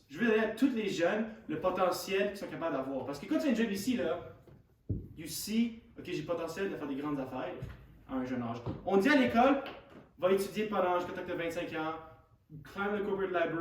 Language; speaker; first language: French; native; French